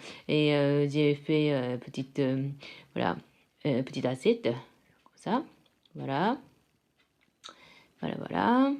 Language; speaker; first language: French; non-native, fluent; Japanese